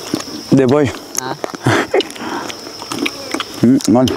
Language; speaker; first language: Vietnamese; non-native, learner; Portuguese